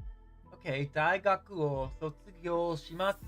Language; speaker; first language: Japanese; non-native, learner; English